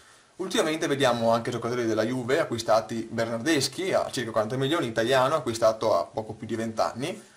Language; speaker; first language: Italian; native; Italian